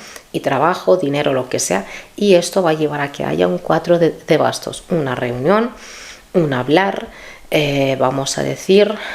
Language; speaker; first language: Spanish; native; Spanish